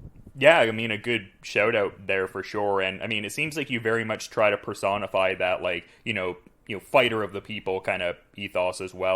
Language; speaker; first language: English; native; English